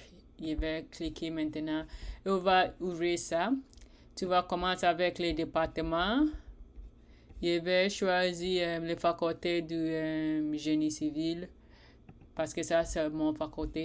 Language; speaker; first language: French; non-native, learner; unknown